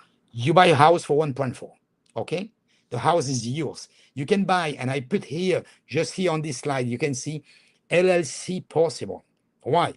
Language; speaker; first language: English; non-native, fluent; French